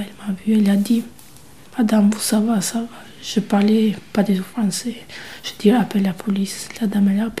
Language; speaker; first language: French; non-native, learner; Albanian